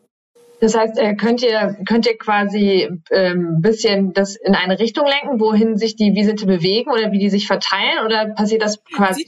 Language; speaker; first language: German; native; German